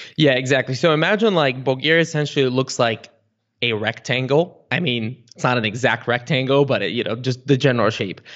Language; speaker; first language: English; early bilingual, other home language; Bulgarian